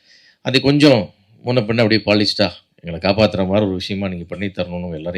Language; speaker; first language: Tamil; native; Tamil